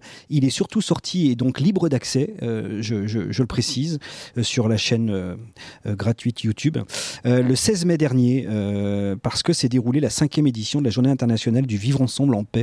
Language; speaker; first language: French; native; French